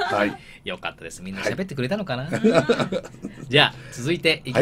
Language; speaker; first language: Japanese; native; Japanese